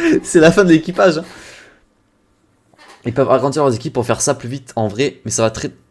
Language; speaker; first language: French; native; French